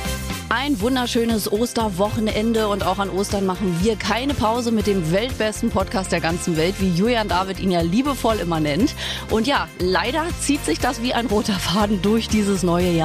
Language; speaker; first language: German; native; German